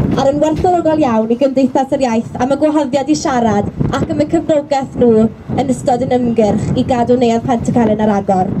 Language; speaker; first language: Welsh; native; Welsh